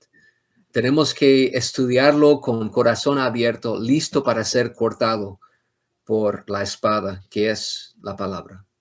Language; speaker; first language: Spanish; non-native, fluent; English